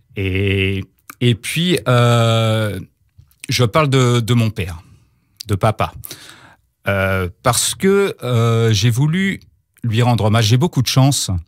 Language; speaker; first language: French; native; French